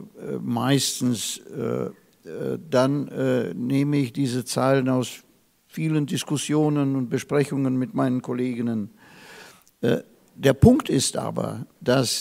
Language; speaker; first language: German; non-native, fluent; Russian